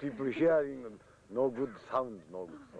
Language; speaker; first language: English; non-native, learner; Japanese